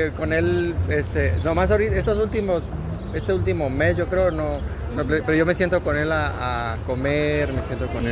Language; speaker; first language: Spanish; native; Spanish